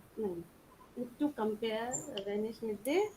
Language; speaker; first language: German; non-native, learner; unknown